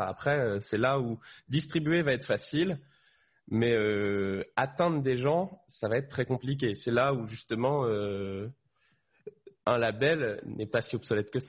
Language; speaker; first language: French; native; French